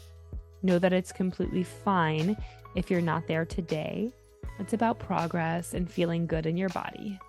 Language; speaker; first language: English; native; English